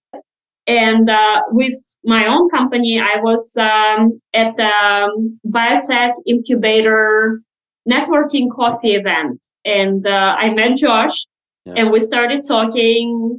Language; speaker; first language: English; non-native, fluent; Russian